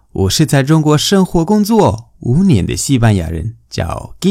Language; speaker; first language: Chinese; non-native, fluent; Spanish